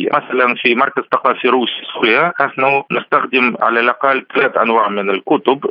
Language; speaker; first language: Arabic; non-native, fluent; Russian